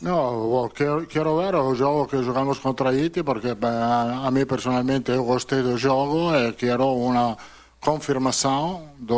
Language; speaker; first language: Portuguese; non-native, learner; Italian